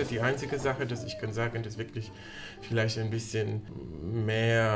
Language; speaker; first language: German; non-native, fluent; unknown